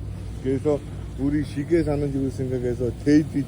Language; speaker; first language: Korean; non-native, learner; Mongolian